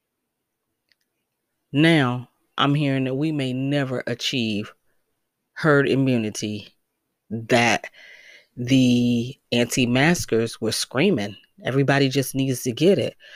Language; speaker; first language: English; native; English